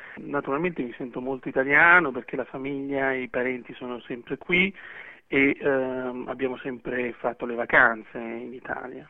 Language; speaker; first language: Italian; early bilingual, heritage; Italian